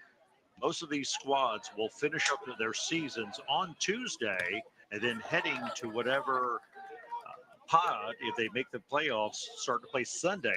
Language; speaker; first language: English; native; English